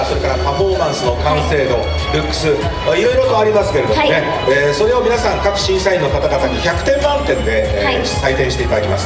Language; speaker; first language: Japanese; native; Japanese